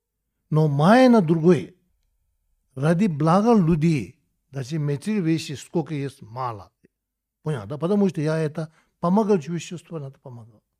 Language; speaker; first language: Russian; non-native, learner; Tibetan